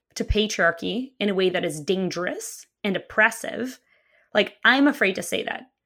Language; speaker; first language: English; early bilingual, other home language; Russian